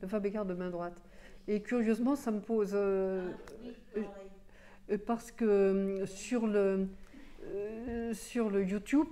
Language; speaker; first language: French; native; French